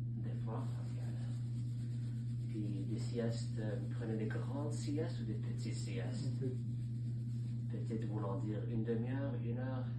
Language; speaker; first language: French; native; French